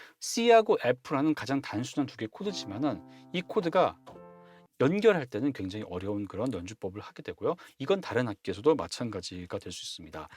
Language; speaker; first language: Korean; native; Korean